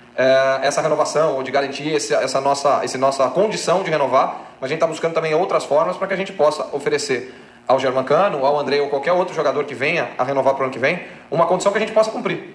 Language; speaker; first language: Portuguese; native; Portuguese